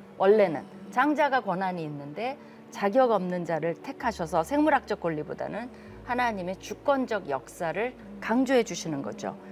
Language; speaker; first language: Korean; native; Korean